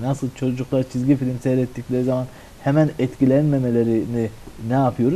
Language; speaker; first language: Turkish; native; Turkish